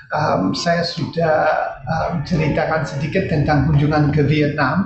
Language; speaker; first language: Indonesian; non-native, fluent; English